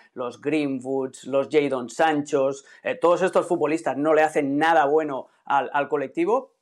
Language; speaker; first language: Spanish; native; Spanish